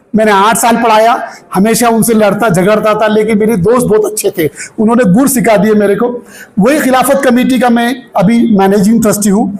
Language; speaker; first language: Hindi; non-native, local second language; Marathi